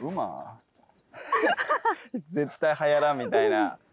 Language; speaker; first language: Japanese; native; Japanese